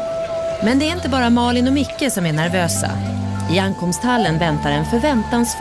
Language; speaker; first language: Swedish; native; Swedish